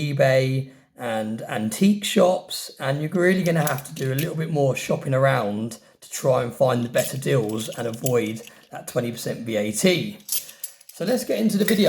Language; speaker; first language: English; native; English